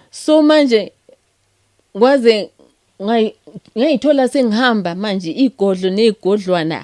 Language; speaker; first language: Zulu; native; Zulu